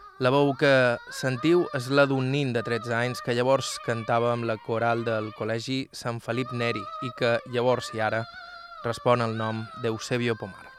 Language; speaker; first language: Catalan; native; Catalan